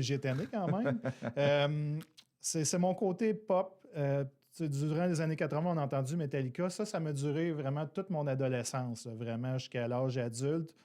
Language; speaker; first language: French; native; French